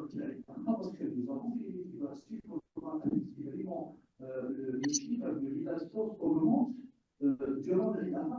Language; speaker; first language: French; non-native, local second language; Arabic